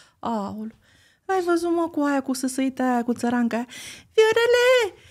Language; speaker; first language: Romanian; native; Romanian